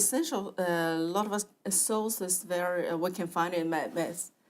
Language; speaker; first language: English; non-native, learner; Chinese